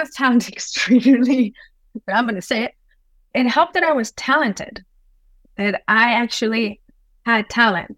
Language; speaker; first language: English; non-native, fluent; Spanish